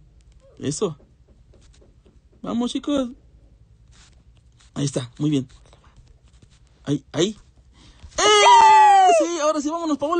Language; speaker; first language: Spanish; native; Spanish